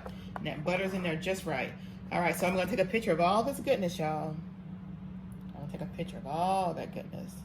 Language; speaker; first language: English; native; English